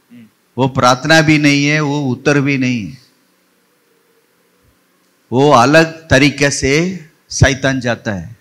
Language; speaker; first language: Hindi; non-native, local second language; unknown